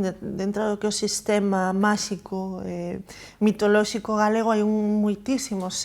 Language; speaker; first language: Galician; native; Galician